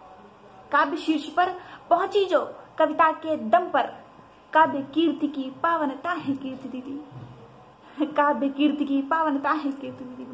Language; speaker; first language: Hindi; native; Hindi